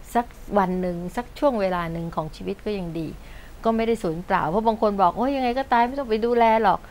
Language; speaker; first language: Thai; native; Thai